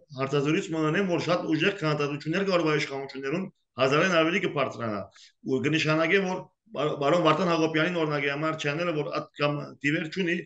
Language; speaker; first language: Armenian; early bilingual, heritage; Armenian